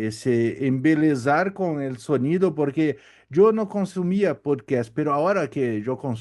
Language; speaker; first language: Spanish; non-native, learner; Portuguese